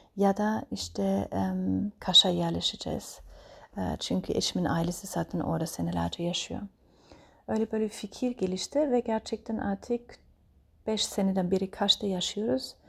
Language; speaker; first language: Turkish; non-native, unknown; German